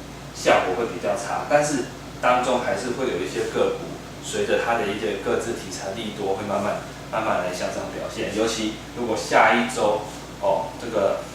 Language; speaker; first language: Chinese; native; Chinese